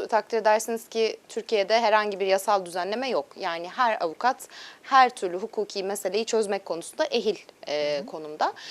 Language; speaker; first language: Turkish; native; Turkish